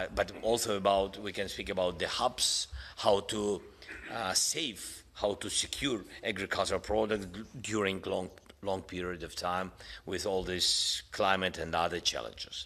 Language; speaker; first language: English; non-native, fluent; Russian